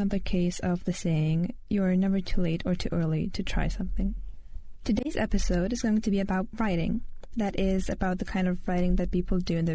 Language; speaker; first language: English; non-native, fluent; Lithuanian